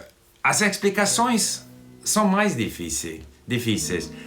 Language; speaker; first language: Portuguese; non-native, fluent; English